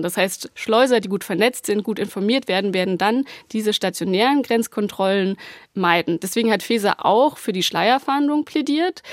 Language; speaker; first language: German; native; German